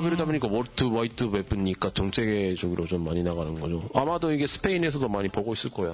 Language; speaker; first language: Korean; non-native, fluent; Japanese